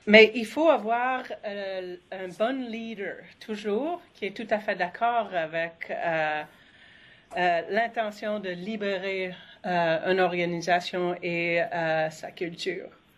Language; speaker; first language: French; non-native, fluent; English